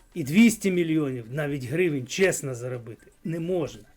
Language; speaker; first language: Ukrainian; native; Ukrainian